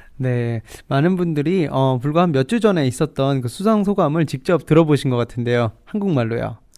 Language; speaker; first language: Korean; native; Korean